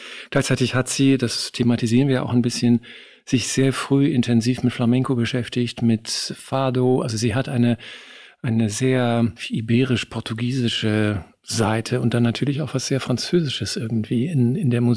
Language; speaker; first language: German; native; German